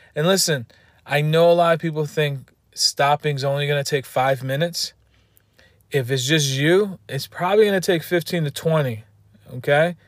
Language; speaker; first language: English; native; English